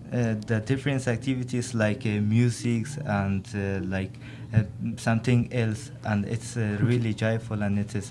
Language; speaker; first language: English; non-native, learner; Persian